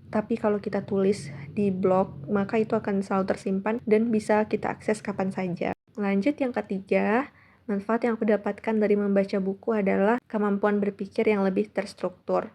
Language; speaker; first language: Indonesian; non-native, local second language; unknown